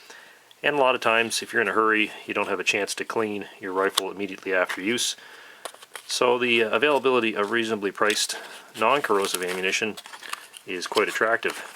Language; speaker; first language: English; native; English